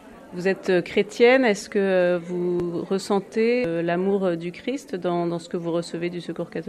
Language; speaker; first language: French; native; French